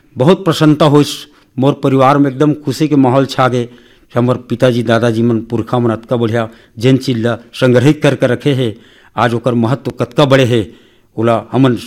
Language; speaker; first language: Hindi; non-native, local second language; Chhattisgarhi